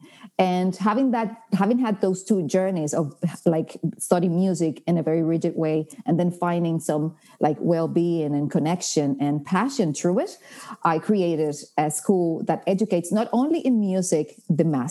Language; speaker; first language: English; non-native, fluent; Spanish